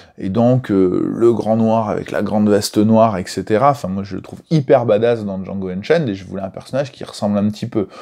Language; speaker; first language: French; native; French